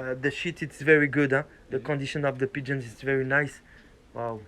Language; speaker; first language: English; non-native, learner; French